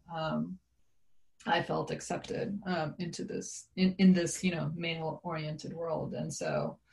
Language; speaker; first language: English; non-native, fluent; Serbian